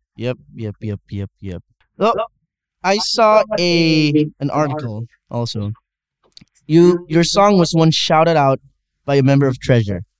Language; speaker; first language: English; non-native, fluent; Indonesian